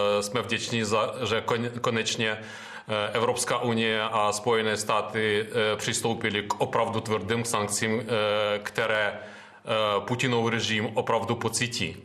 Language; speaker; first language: Czech; non-native, fluent; Ukrainian